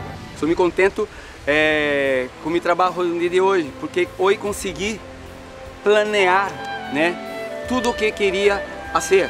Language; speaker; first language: Spanish; non-native, learner; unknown